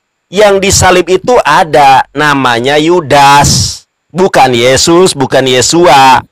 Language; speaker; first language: Indonesian; native; Indonesian